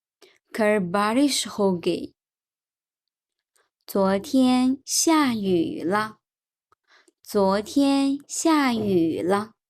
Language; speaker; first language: Chinese; non-native, learner; Urdu